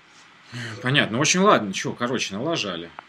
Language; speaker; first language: Russian; native; Russian